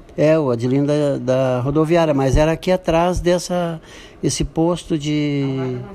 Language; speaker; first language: Portuguese; native; Portuguese